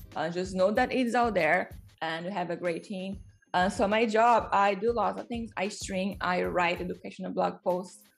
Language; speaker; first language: English; non-native, fluent; Portuguese